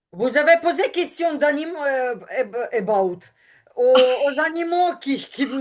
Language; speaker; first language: French; non-native, learner; Ukrainian